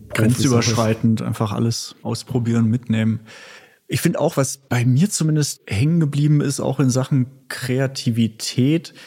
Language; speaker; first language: German; native; German